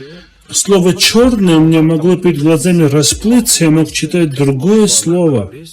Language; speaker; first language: Russian; non-native, fluent; Armenian